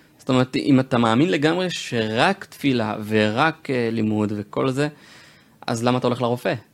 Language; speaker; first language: Hebrew; native; Hebrew